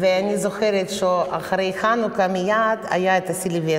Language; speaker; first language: Hebrew; non-native, fluent; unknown